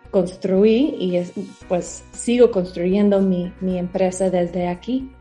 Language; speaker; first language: Spanish; non-native, fluent; English